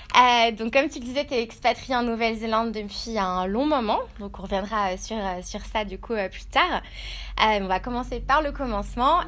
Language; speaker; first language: French; native; French